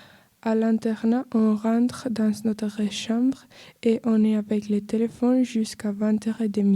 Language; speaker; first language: French; non-native, learner; Spanish